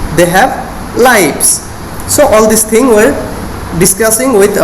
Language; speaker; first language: English; non-native, local second language; Assamese